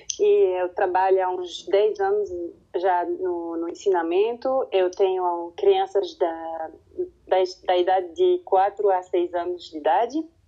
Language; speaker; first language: Portuguese; non-native, fluent; French